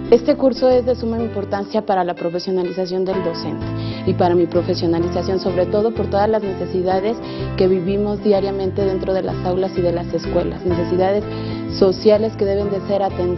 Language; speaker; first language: Spanish; native; Spanish